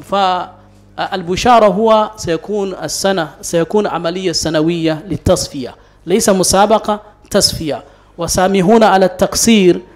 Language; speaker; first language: Arabic; non-native, fluent; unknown